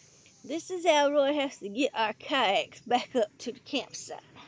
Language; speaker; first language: English; native; English